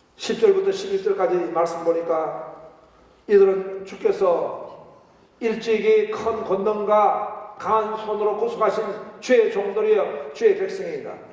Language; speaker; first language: Korean; native; Korean